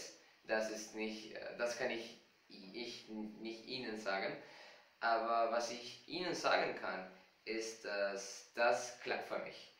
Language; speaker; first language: German; non-native, fluent; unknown